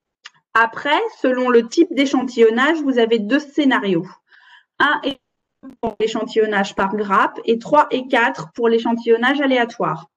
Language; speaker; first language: French; native; French